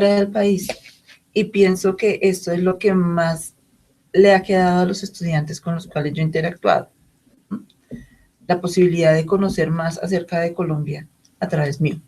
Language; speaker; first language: Spanish; native; Spanish